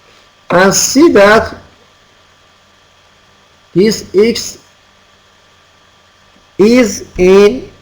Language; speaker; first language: English; non-native, fluent; Persian